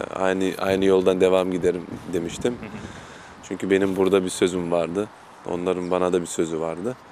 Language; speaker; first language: Turkish; early bilingual, heritage; German